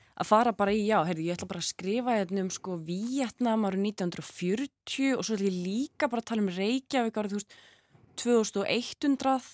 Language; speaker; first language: Icelandic; native; Icelandic